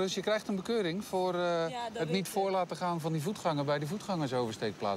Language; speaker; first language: Dutch; native; Dutch